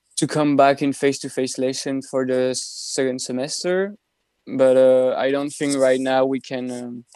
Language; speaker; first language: English; non-native, fluent; French